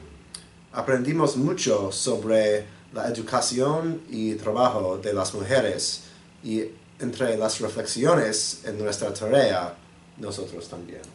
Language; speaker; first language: Spanish; non-native, learner; English